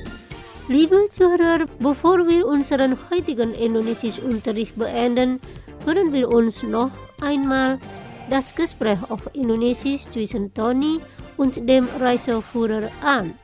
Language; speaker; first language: German; non-native, fluent; Indonesian